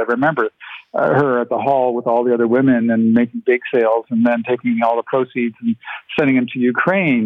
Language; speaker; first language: English; non-native, fluent; Ukrainian